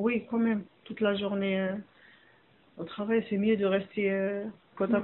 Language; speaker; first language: French; non-native, learner; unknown